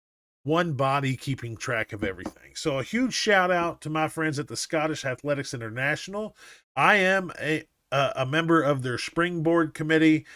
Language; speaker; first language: English; native; English